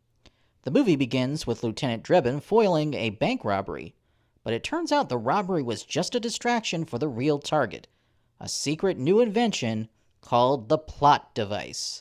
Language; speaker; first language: English; native; English